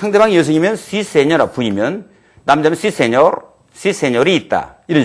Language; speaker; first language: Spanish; non-native, fluent; Korean